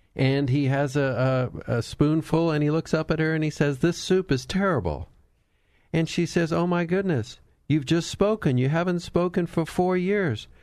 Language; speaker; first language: English; native; English